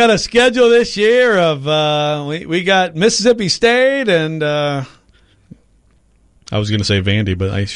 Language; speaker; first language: English; native; English